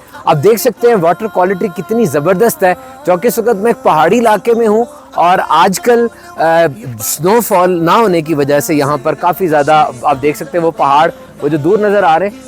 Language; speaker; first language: Urdu; native; Urdu